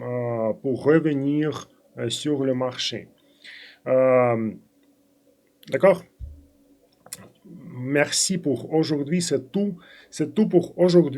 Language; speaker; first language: French; non-native, fluent; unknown